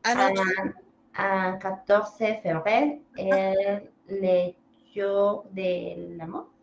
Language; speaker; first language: French; non-native, learner; Spanish